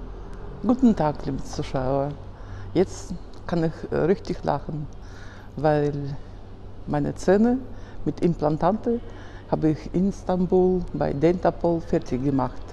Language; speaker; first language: German; non-native, fluent; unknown